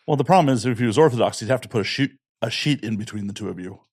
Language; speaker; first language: English; native; English